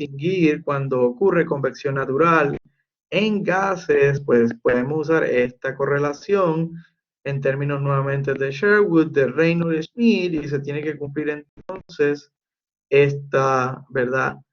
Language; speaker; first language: Spanish; native; Spanish